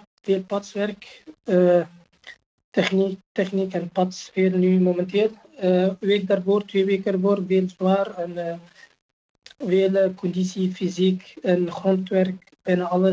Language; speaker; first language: Dutch; non-native, fluent; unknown